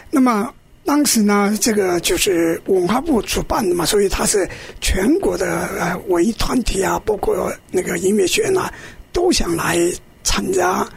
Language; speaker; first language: Chinese; non-native, local second language; Korean